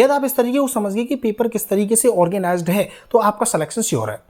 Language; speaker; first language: Hindi; native; Hindi